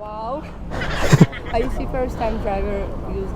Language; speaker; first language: English; non-native, learner; Russian